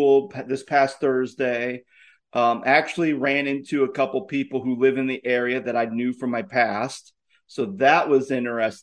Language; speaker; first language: English; native; English